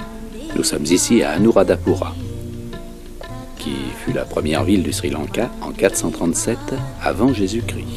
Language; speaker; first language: French; native; French